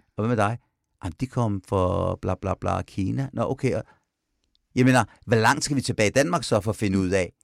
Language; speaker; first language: Danish; early bilingual, other home language; Persian